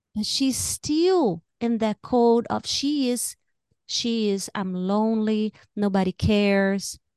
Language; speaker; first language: English; non-native, fluent; Portuguese